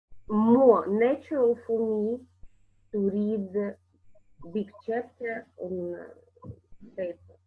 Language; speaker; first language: English; non-native, fluent; Russian